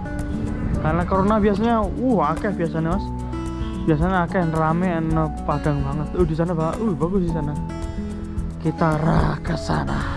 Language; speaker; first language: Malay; non-native, local second language; Javanese